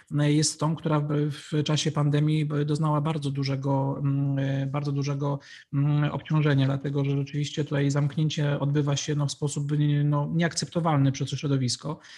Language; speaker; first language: Polish; native; Polish